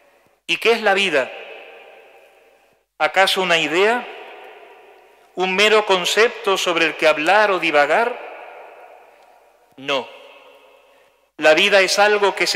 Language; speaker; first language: Spanish; native; Spanish